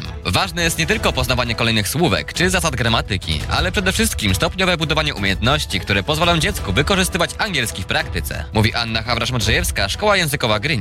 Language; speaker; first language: Polish; native; Polish